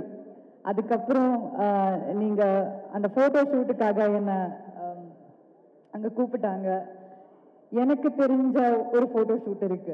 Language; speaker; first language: Tamil; non-native, local second language; Malayalam